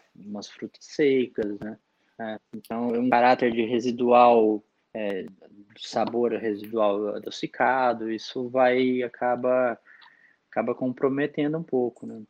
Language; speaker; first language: Portuguese; native; Portuguese